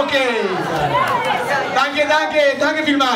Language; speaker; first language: German; non-native, fluent; Spanish